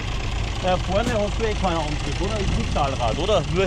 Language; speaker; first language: German; native; German